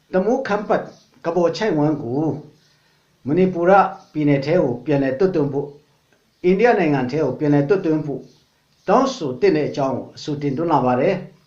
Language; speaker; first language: Burmese; non-native, local second language; Hakha Chin